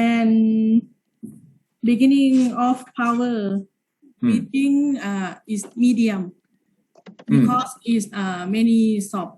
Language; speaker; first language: English; non-native, learner; Lao